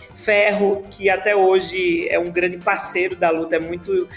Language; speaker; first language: Portuguese; native; Portuguese